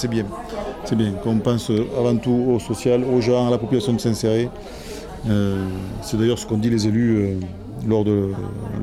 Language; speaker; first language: French; native; French